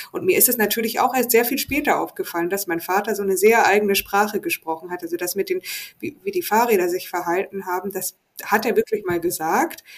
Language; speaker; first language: German; native; German